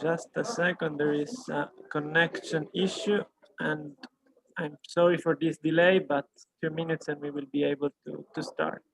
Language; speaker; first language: English; non-native, learner; Italian